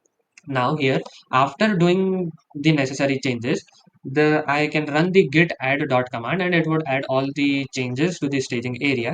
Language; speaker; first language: English; non-native, local second language; Hindi